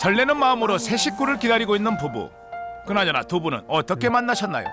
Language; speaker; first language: Korean; native; Korean